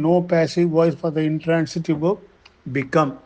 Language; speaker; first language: English; non-native, local second language; Tamil